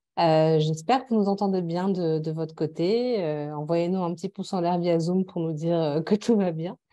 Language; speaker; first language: French; native; French